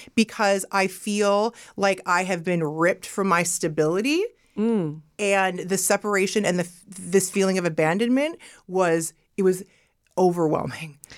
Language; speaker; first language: English; early bilingual, other home language; Yoruba